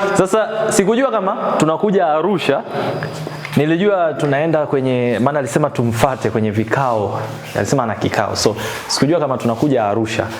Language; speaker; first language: Swahili; native; Swahili